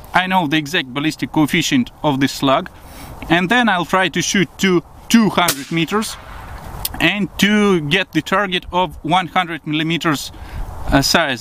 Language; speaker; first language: English; non-native, fluent; Russian